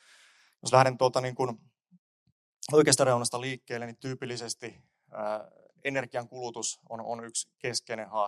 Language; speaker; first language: Finnish; native; Finnish